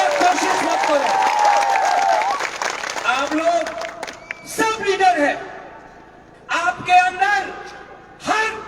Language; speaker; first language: Hindi; non-native, local second language; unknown